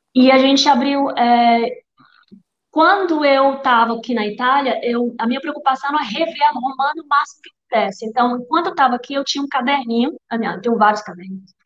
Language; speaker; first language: Portuguese; native; Portuguese